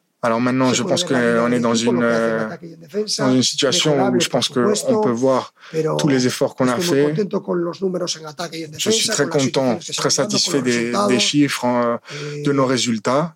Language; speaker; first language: French; non-native, fluent; Spanish